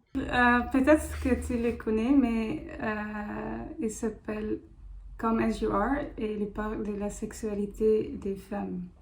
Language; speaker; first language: French; non-native, fluent; English